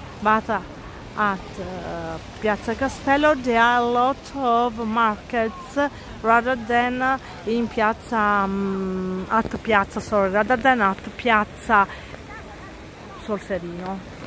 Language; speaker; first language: English; non-native, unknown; Italian